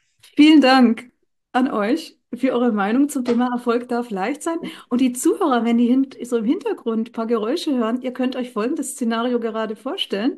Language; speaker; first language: German; native; German